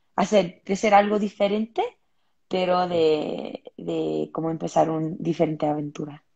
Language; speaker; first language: Spanish; early bilingual, heritage; Spanish